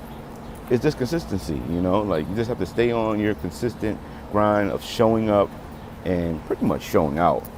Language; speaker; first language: English; native; English